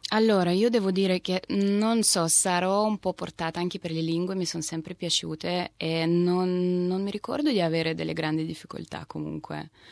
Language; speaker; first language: Italian; non-native, fluent; Russian